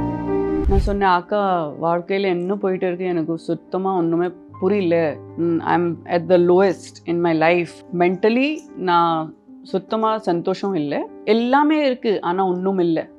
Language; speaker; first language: Tamil; non-native, local second language; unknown